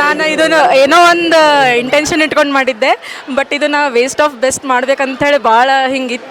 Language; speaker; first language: Kannada; native; Kannada